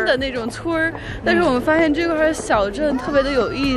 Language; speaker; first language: Chinese; native; Chinese